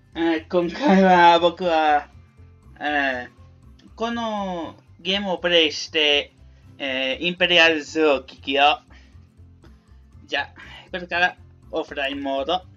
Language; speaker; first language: Japanese; non-native, learner; Spanish